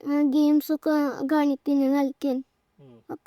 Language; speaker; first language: Malayalam; early bilingual, heritage; Malayalam